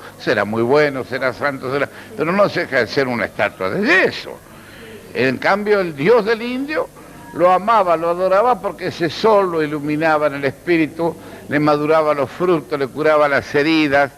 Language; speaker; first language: Spanish; native; Spanish